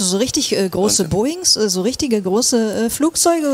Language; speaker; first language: German; native; German